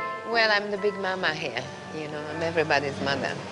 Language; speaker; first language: English; non-native, fluent; French